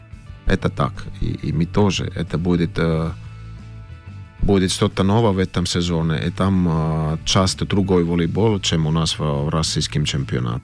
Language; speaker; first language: Russian; non-native, fluent; Finnish